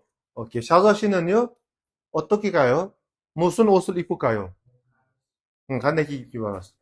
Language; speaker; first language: Korean; non-native, fluent; Uzbek